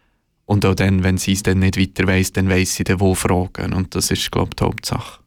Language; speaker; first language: German; native; German